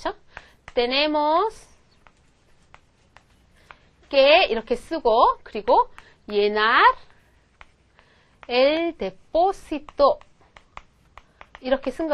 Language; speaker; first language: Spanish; non-native, fluent; Korean